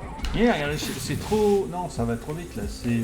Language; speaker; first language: French; native; French